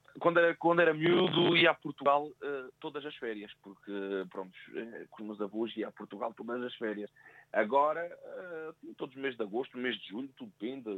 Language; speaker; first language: Portuguese; early bilingual, heritage; Portuguese